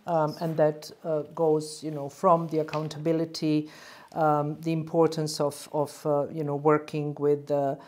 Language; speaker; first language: English; non-native, fluent; Bosnian